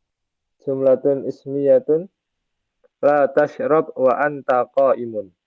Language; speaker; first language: Arabic; non-native, learner; Indonesian